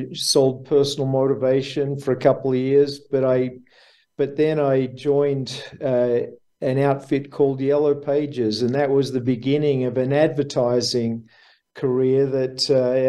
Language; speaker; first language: English; native; English